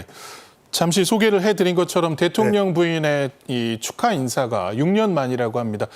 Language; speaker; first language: Korean; native; Korean